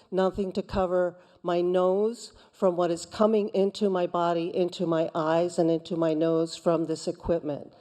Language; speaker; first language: English; non-native, fluent; Spanish